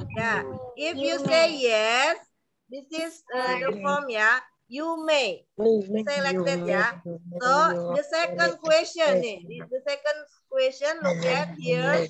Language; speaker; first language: English; non-native, learner; Indonesian